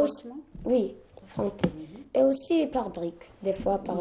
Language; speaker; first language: French; non-native, learner; Arabic